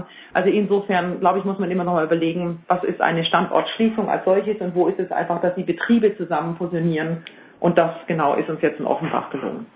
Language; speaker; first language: German; native; German